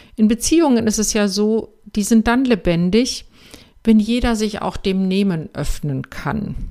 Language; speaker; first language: German; native; German